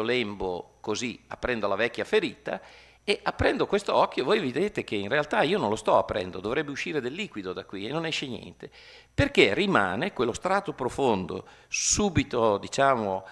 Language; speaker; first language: Italian; native; Italian